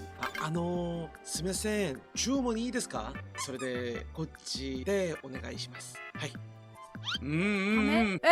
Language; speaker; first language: Japanese; non-native, fluent; Korean